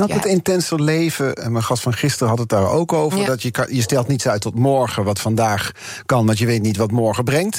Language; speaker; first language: Dutch; native; Dutch